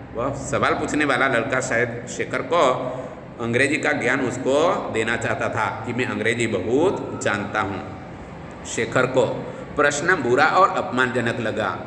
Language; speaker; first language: Hindi; non-native, local second language; Gujarati